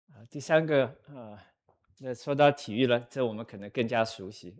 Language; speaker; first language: Chinese; native; Chinese